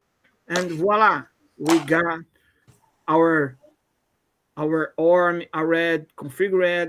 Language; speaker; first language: English; non-native, fluent; Portuguese